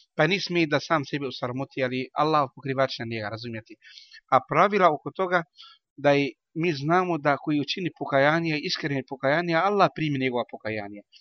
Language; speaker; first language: Bosnian; non-native, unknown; Arabic